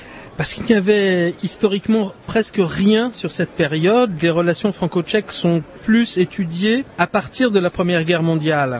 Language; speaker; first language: French; native; French